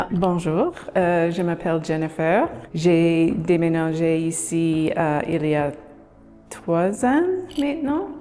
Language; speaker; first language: French; non-native, learner; English